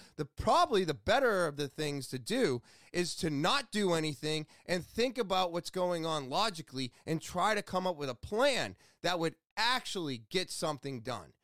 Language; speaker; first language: English; native; English